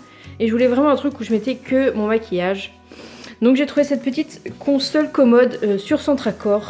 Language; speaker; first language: French; native; French